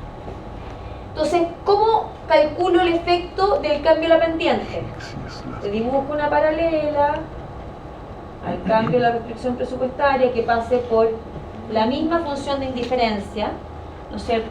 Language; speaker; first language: Spanish; native; Spanish